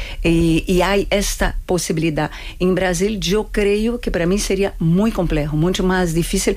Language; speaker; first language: Spanish; non-native, fluent; Portuguese